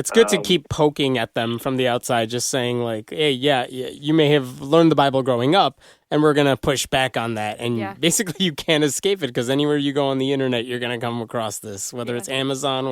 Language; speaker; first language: English; native; English